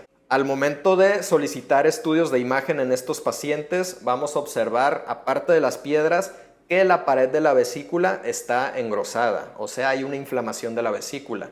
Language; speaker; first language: Spanish; native; Spanish